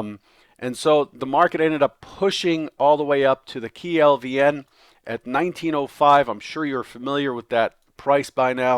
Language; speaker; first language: English; native; English